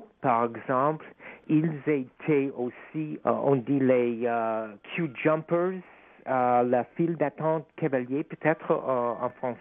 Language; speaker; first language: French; non-native, fluent; English